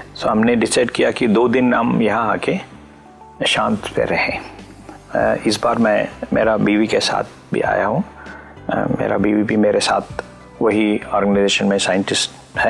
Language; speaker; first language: Hindi; non-native, local second language; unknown